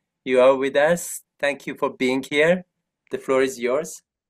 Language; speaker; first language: English; non-native, fluent; Persian